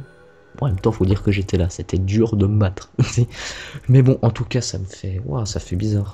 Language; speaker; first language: French; native; French